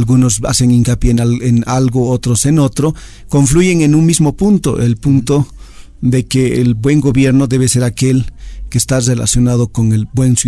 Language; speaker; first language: Spanish; native; Spanish